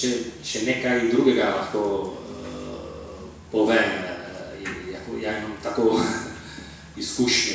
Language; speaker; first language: Slovenian; non-native, fluent; Italian